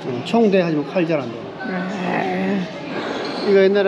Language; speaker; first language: Korean; native; Korean